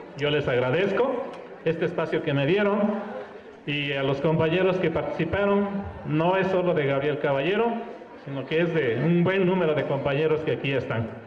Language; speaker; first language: Spanish; non-native, local second language; Mixtepec Mixtec